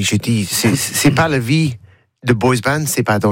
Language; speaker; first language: French; non-native, learner; English